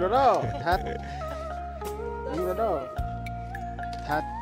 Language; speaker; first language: Vietnamese; non-native, learner; Portuguese